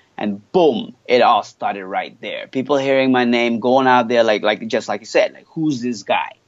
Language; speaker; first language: English; non-native, fluent; French